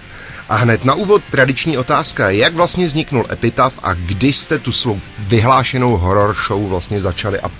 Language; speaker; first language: Czech; native; Czech